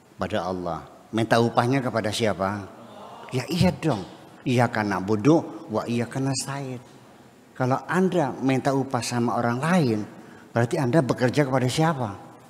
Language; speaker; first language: Indonesian; non-native, local second language; Javanese